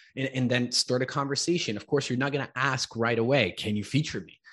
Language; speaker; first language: English; early bilingual, other home language; Italian